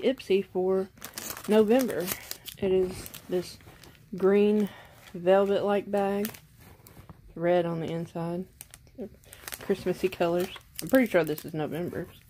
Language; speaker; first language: English; native; English